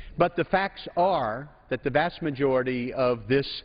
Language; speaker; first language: English; native; English